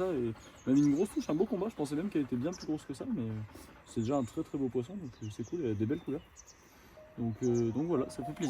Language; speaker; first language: French; native; French